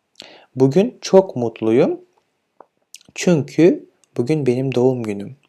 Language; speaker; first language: Turkish; non-native, fluent; Kyrgyz